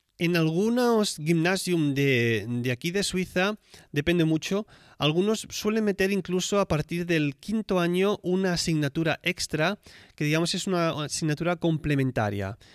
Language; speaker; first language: Spanish; native; Spanish